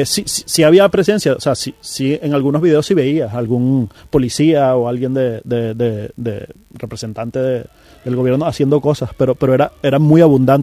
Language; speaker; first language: Spanish; native; Spanish